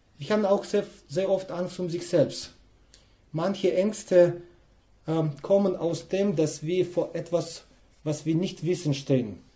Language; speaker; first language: German; non-native, fluent; Russian